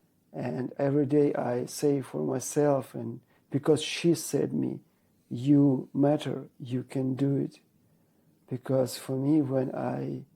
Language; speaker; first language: English; non-native, learner; Ukrainian